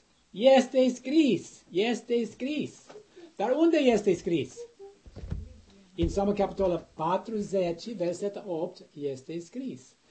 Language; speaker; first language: Romanian; non-native, learner; English